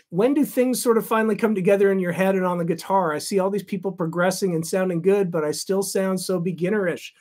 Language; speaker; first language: English; native; English